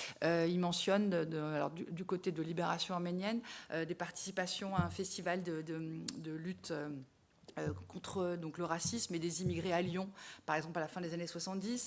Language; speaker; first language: French; native; French